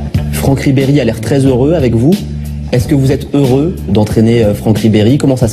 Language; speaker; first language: French; native; French